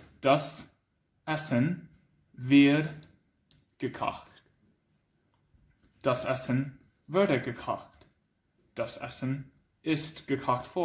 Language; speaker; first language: German; non-native, learner; English